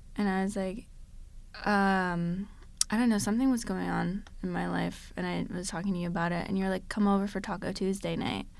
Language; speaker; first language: English; native; English